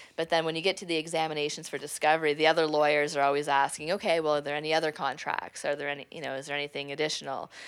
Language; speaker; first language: English; native; English